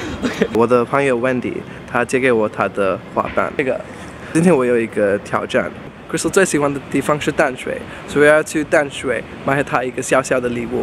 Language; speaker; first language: Chinese; non-native, fluent; Hindi